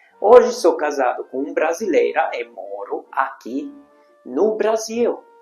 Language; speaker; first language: Portuguese; non-native, fluent; Hungarian